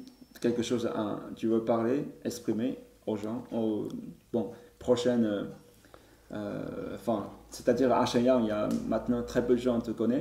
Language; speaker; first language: French; non-native, learner; Chinese